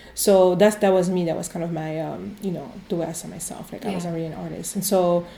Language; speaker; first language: English; non-native, fluent; French